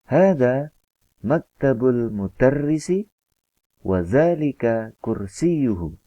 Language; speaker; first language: Arabic; non-native, fluent; Indonesian